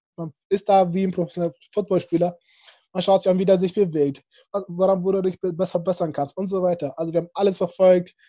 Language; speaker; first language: German; early bilingual, other home language; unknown